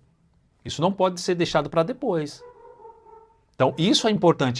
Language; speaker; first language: Portuguese; native; Portuguese